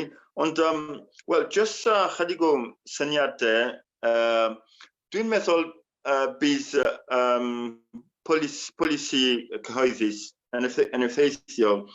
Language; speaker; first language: Welsh; non-native, fluent; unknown